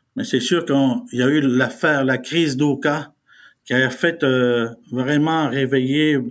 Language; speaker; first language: French; non-native, fluent; Innu-aimun